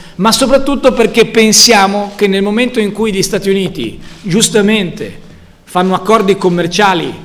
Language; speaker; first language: Italian; native; Italian